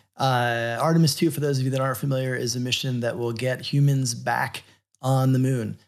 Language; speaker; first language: English; native; English